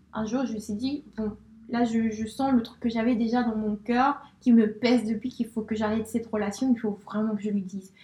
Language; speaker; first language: French; early bilingual, other home language; Spanish